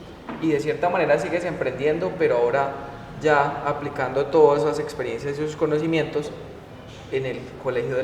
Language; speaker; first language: Spanish; native; Spanish